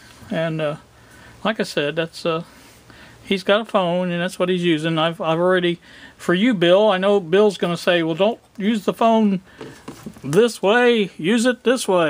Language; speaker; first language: English; native; English